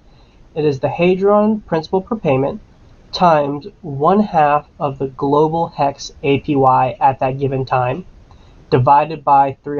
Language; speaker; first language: English; native; English